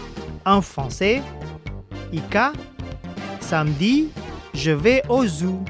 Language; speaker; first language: French; non-native, fluent; Indonesian